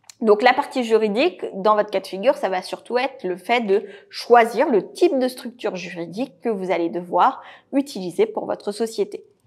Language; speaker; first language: French; native; French